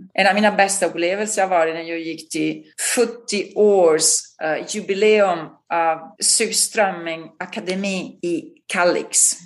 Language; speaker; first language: Swedish; non-native, fluent; Italian